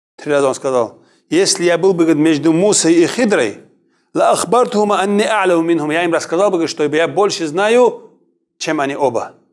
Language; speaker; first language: Russian; non-native, local second language; Kumyk